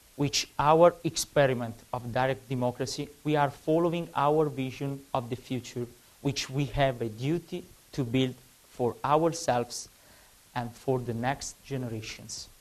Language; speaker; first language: English; non-native, fluent; Italian